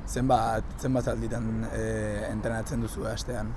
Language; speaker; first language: Basque; native; Basque